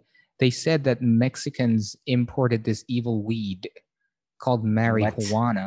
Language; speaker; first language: English; non-native, local second language; Filipino